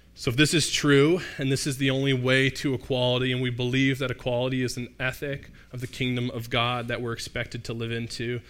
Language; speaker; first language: English; native; English